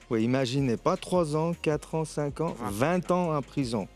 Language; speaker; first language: French; non-native, fluent; Armenian